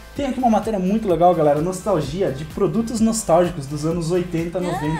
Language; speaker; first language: Portuguese; native; Portuguese